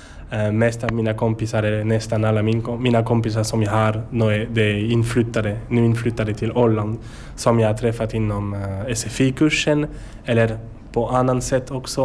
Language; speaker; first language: Swedish; non-native, learner; French